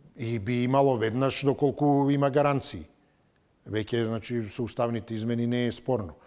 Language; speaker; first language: Macedonian; native; Macedonian